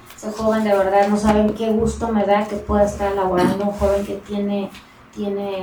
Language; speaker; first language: Spanish; native; Spanish